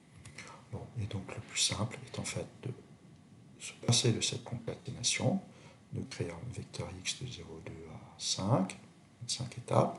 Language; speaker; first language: French; native; French